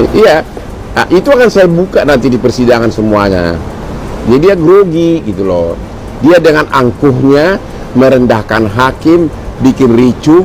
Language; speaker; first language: Indonesian; native; Indonesian